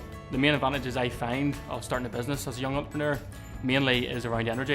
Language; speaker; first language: English; native; English